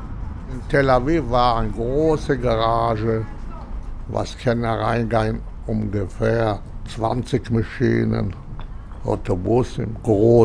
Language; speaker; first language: German; non-native, fluent; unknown